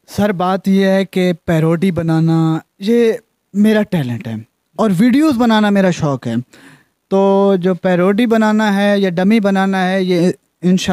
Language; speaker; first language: Urdu; non-native, local second language; Punjabi